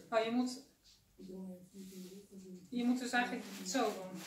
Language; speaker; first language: Dutch; native; Dutch